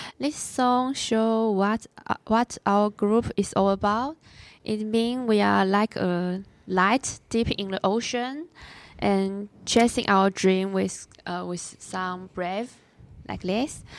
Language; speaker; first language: English; non-native, learner; Chinese